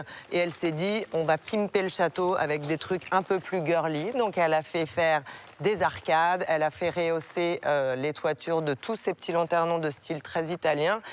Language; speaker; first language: French; native; French